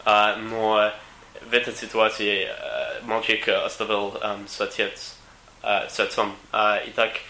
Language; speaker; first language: Russian; non-native, learner; English